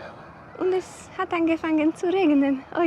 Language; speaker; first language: German; non-native, fluent; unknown